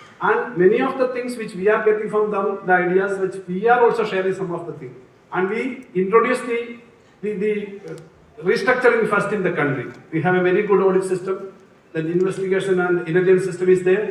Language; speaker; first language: English; non-native, local second language; Malayalam